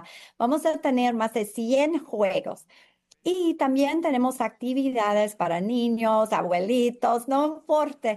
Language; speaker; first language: Spanish; non-native, fluent; English